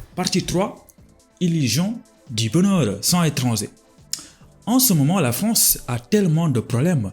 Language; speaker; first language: French; non-native, local second language; Wolof